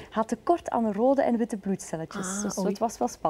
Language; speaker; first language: Dutch; native; Dutch